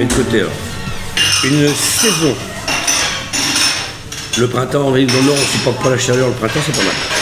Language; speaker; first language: French; native; French